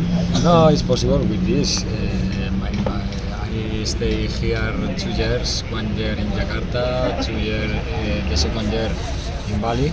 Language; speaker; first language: English; non-native, learner; Spanish